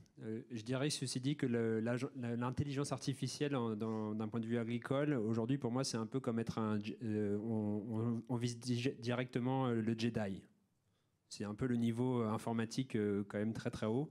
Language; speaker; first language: French; native; French